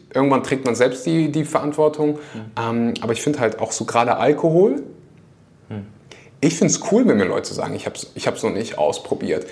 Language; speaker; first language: German; native; German